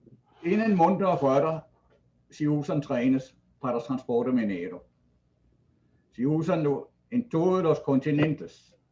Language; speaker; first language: Spanish; non-native, fluent; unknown